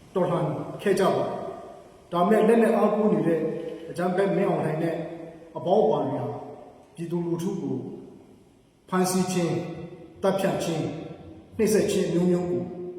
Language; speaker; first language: Burmese; non-native, local second language; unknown